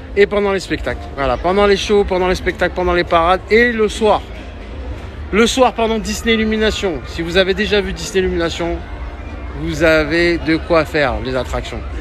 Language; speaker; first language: French; early bilingual, other home language; Arabic